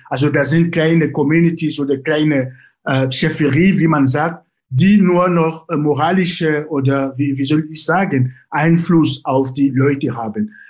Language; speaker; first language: German; non-native, fluent; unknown